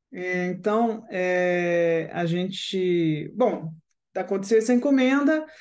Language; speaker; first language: Portuguese; non-native, fluent; French